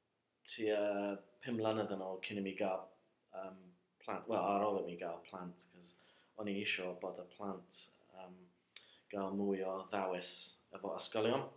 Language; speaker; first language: Welsh; non-native, fluent; English